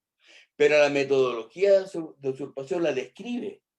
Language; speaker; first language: Spanish; native; Spanish